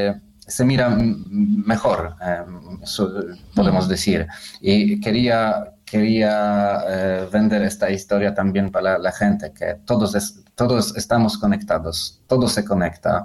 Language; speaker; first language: Spanish; non-native, fluent; Polish